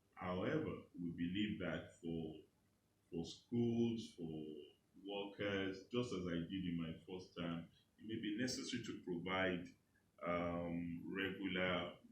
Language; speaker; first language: English; non-native, local second language; Yoruba